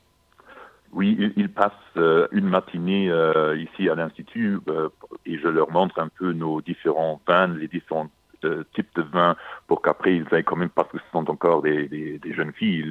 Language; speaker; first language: French; non-native, local second language; Luxembourgish